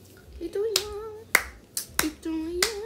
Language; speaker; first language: Spanish; early bilingual, heritage; Spanish